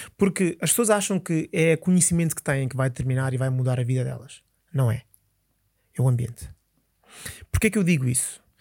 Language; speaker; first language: Portuguese; early bilingual, other home language; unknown